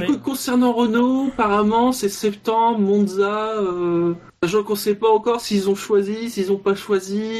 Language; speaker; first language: French; native; French